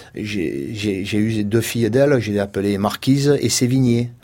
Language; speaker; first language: French; native; French